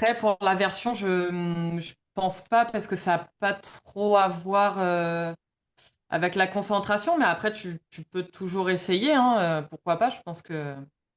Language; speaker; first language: French; native; French